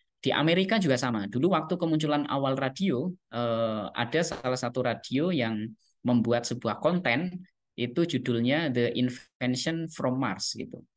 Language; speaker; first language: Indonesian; non-native, local second language; Javanese